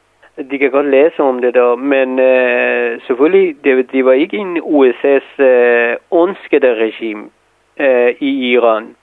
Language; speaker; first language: Danish; non-native, fluent; Persian